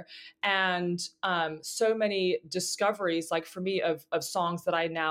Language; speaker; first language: English; native; English